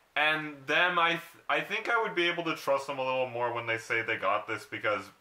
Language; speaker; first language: English; native; English